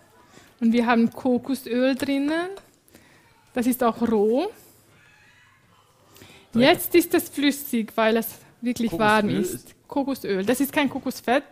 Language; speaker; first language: German; non-native, fluent; Hungarian